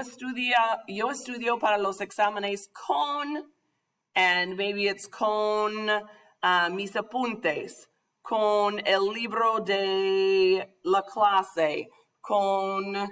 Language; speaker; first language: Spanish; non-native, fluent; English